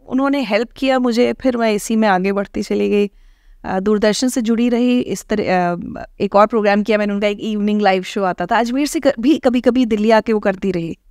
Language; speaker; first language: Hindi; native; Hindi